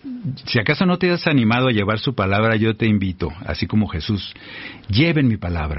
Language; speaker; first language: Spanish; native; Spanish